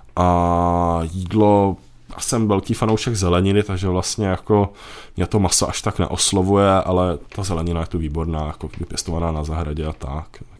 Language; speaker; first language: Czech; native; Czech